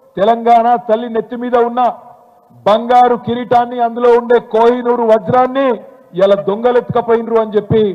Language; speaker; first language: Telugu; native; Telugu